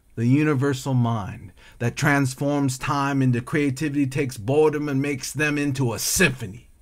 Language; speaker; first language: English; native; English